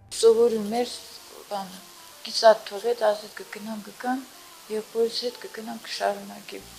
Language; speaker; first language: Armenian; non-native, local second language; Kurdish